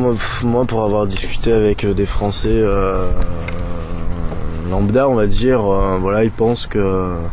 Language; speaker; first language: French; native; French